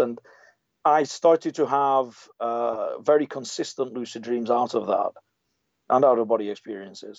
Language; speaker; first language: English; native; English